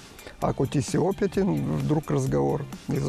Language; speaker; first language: Bulgarian; non-native, learner; Russian